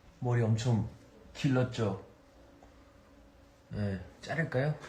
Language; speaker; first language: Korean; non-native, fluent; English